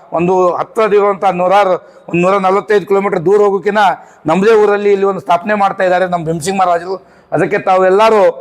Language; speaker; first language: Kannada; non-native, local second language; Lambadi